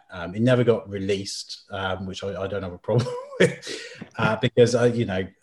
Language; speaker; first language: English; native; English